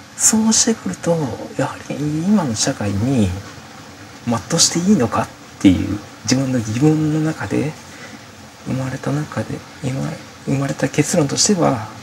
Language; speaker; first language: Japanese; native; Japanese